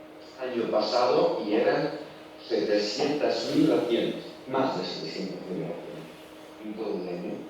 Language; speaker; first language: Spanish; non-native, learner; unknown